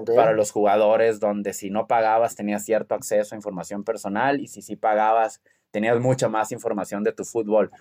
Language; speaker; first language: Spanish; native; Spanish